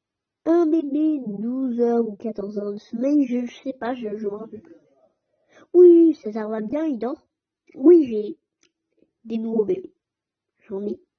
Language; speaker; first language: French; native; French